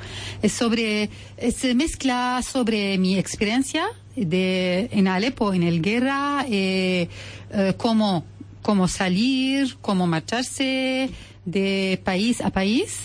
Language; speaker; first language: Spanish; non-native, learner; Arabic